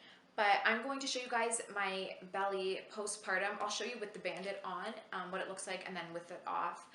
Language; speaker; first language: English; native; English